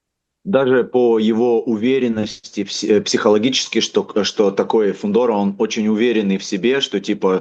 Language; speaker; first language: Russian; native; Russian